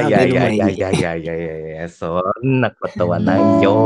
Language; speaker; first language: Japanese; non-native, learner; Indonesian